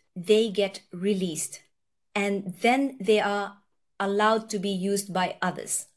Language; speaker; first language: English; early bilingual, other home language; Nepali